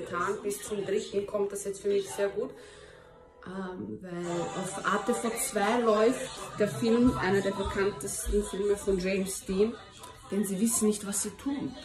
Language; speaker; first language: German; early bilingual, heritage; German